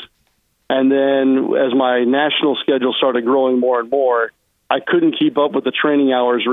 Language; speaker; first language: English; native; English